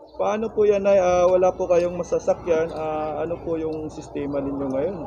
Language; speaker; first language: Filipino; non-native, local second language; Cebuano